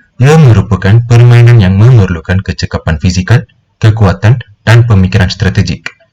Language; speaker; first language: Malay; non-native, local second language; Tamil